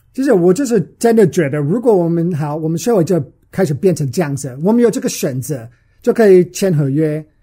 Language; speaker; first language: Chinese; non-native, fluent; English